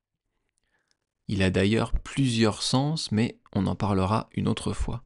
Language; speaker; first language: French; native; French